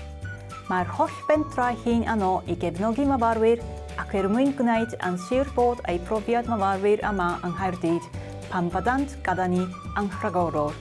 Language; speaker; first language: Welsh; non-native, learner; Japanese